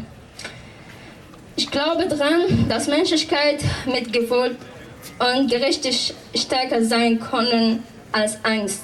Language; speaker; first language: German; non-native, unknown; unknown